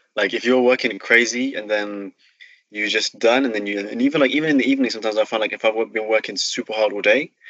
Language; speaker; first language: English; native; English